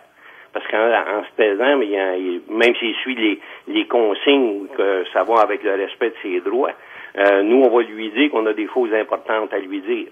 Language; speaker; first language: French; native; French